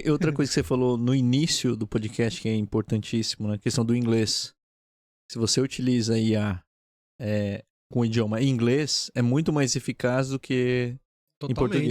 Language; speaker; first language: Portuguese; native; Portuguese